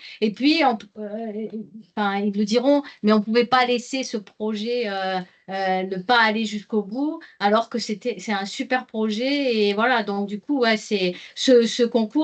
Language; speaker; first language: French; native; French